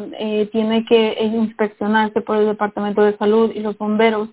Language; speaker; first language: Spanish; early bilingual, heritage; Spanish